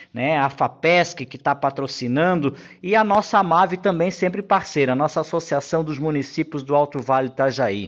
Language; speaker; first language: Portuguese; native; Portuguese